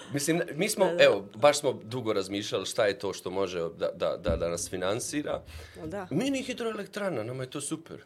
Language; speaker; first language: Bosnian; native; Bosnian